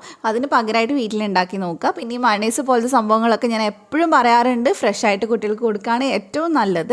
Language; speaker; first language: Malayalam; native; Malayalam